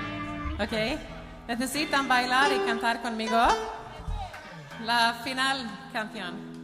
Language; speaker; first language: Spanish; non-native, learner; Swedish